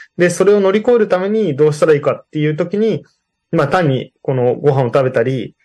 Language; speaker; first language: Japanese; native; Japanese